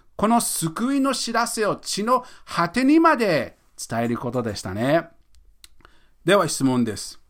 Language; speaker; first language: Japanese; non-native, fluent; English